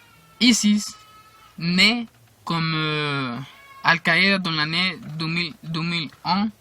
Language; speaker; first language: French; non-native, learner; Spanish